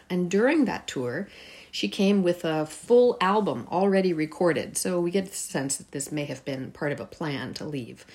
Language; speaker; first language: English; early bilingual, heritage; Persian